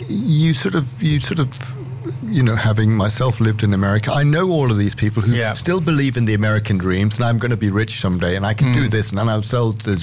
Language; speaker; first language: English; native; English